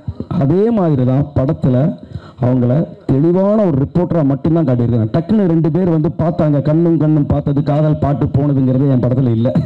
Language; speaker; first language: Tamil; native; Tamil